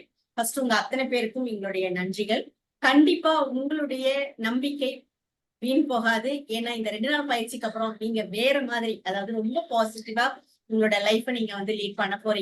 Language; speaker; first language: Tamil; native; Tamil